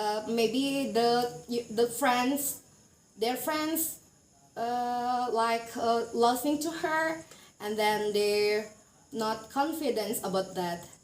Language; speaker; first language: English; non-native, learner; Indonesian